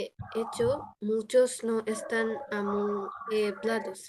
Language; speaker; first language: Spanish; non-native, learner; Bangla